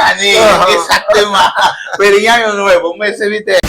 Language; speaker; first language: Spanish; non-native, learner; Haitian Creole